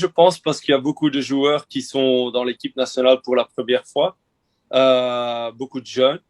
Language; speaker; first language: French; non-native, local second language; Dutch